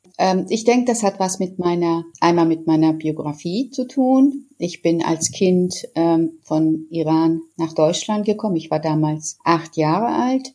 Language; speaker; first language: German; early bilingual, other home language; Persian